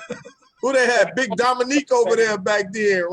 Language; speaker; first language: English; native; English